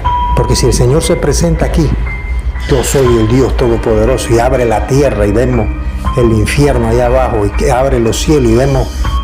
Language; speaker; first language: Spanish; native; Spanish